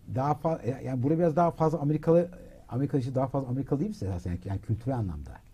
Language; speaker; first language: Turkish; early bilingual, heritage; Turkish